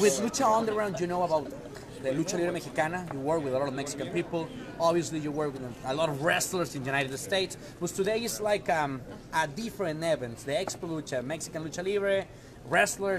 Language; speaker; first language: English; non-native, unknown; Spanish